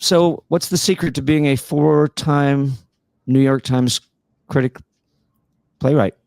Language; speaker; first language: English; native; English